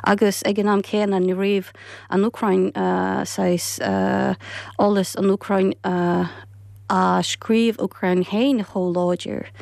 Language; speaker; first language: Irish; non-native, fluent; Ukrainian